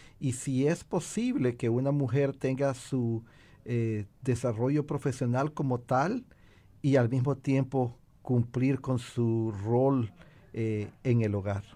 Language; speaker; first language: Spanish; native; Spanish